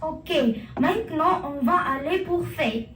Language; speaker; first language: French; non-native, learner; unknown